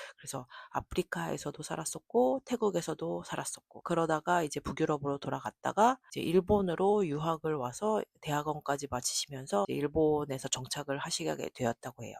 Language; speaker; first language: Korean; native; Korean